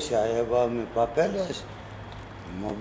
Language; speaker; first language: Spanish; non-native, learner; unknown